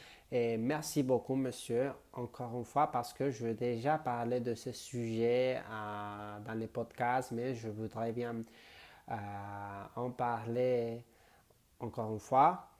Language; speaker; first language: French; non-native, learner; Spanish